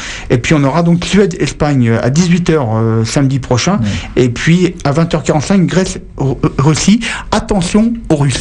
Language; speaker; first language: French; native; French